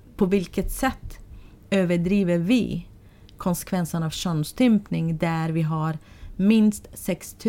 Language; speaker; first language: Swedish; non-native, fluent; Arabic